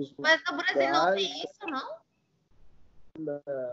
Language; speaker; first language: Portuguese; non-native, fluent; Turkish